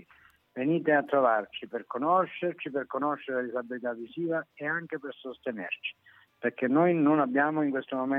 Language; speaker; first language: Italian; native; Italian